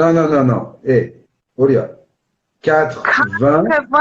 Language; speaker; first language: Portuguese; non-native, fluent; French